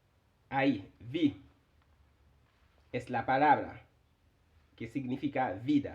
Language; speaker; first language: Spanish; non-native, fluent; Haitian Creole